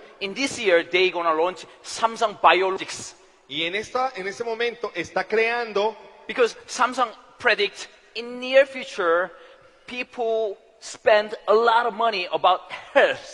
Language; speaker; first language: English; non-native, learner; Korean